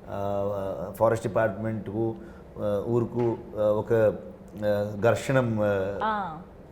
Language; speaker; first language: Telugu; non-native, learner; Kannada